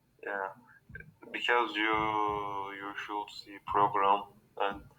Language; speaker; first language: English; non-native, learner; Turkish